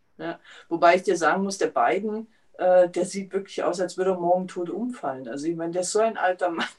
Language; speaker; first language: German; native; German